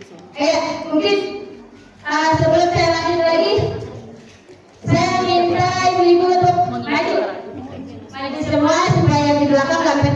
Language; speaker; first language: Indonesian; native; Indonesian